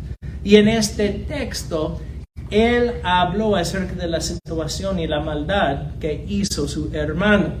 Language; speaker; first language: Spanish; non-native, fluent; English